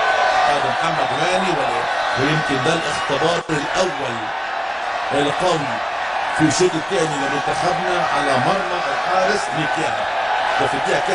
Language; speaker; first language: Arabic; native; Arabic